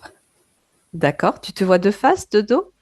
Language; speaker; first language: French; native; French